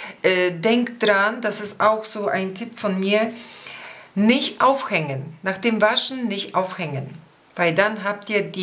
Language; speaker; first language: German; non-native, fluent; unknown